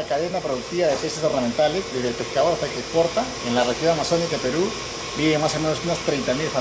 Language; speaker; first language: Spanish; native; Spanish